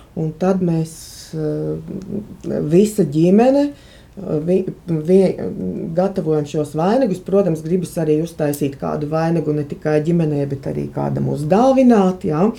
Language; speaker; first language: Latvian; native; Latvian